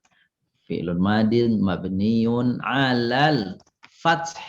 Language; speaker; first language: Arabic; non-native, fluent; Indonesian